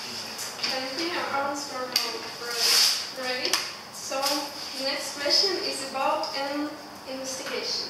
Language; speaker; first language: English; non-native, learner; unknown